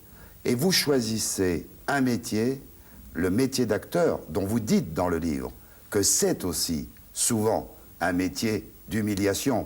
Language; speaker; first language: French; native; French